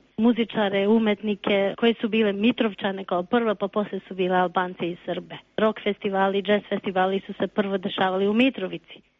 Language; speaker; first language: Serbian; non-native, local second language; Albanian